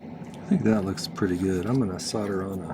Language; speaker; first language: English; native; English